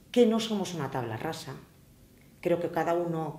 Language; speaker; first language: Spanish; native; Spanish